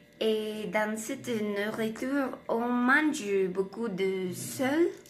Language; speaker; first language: French; non-native, learner; Spanish